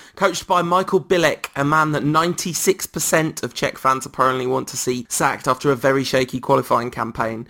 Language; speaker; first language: English; early bilingual, other home language; French